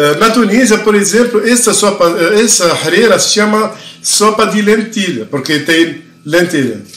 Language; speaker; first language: Portuguese; non-native, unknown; Arabic